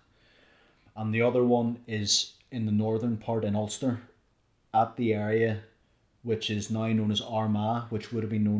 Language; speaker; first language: English; native; English